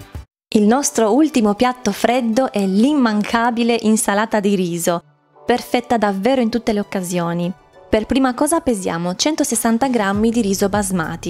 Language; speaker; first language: Italian; native; Italian